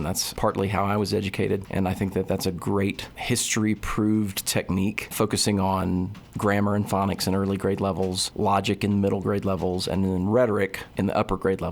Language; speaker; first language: English; native; English